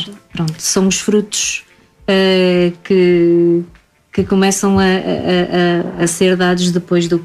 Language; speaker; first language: Portuguese; native; Portuguese